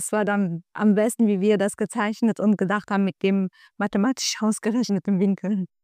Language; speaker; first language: German; non-native, fluent; Turkish